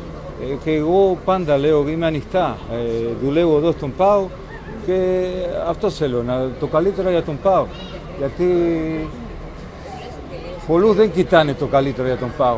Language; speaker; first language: Greek; non-native, learner; Spanish